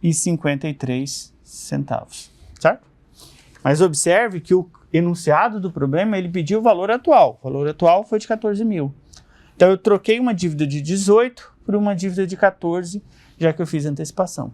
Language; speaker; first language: Portuguese; native; Portuguese